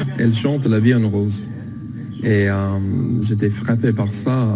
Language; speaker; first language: French; non-native, learner; English